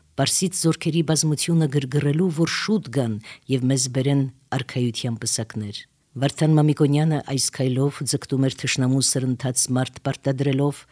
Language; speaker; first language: Armenian; native; Armenian